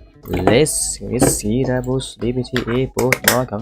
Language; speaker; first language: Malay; non-native, local second language; Sundanese